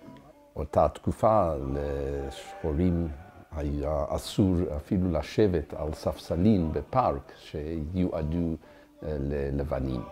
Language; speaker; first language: Hebrew; non-native, fluent; English